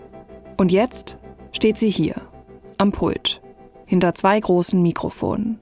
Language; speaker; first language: German; native; German